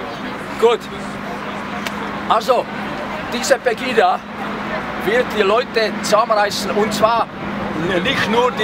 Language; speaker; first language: German; non-native, fluent; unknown